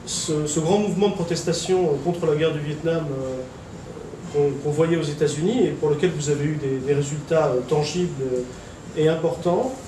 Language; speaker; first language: French; native; French